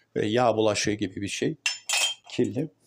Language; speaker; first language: Turkish; native; Turkish